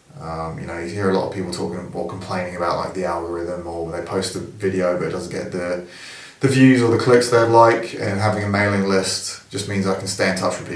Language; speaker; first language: English; native; English